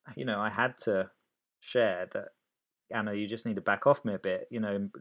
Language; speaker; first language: English; native; English